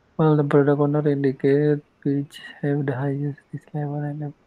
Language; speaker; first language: English; non-native, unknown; Indonesian